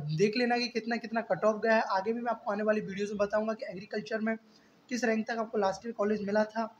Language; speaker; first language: Hindi; native; Hindi